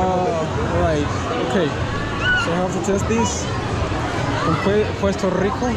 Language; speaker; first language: English; non-native, local second language; Swahili